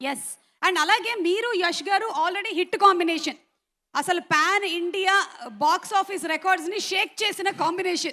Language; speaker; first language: Telugu; native; Telugu